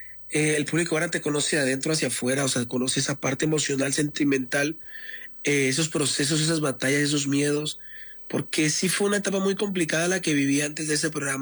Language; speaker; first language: Spanish; native; Spanish